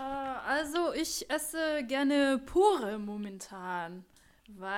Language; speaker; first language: German; non-native, fluent; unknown